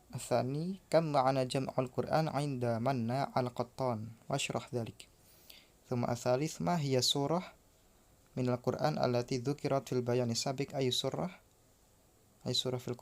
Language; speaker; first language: Arabic; non-native, learner; Indonesian